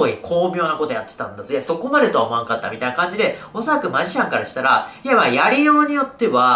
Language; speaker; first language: Japanese; native; Japanese